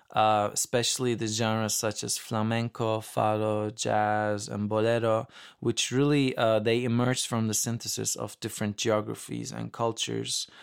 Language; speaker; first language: English; non-native, fluent; Turkish